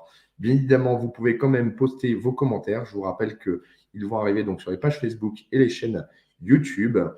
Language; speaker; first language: French; native; French